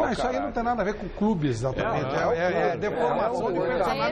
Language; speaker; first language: Portuguese; native; Portuguese